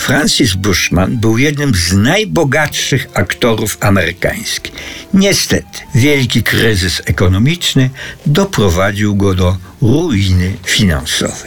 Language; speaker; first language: Polish; native; Polish